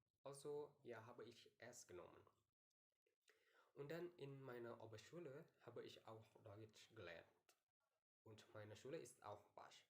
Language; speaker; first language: German; non-native, learner; Indonesian